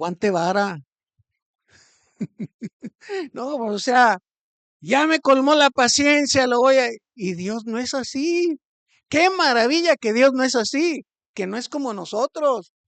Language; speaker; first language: Spanish; native; Spanish